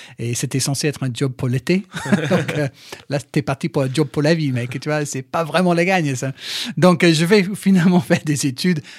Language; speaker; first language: French; non-native, fluent; English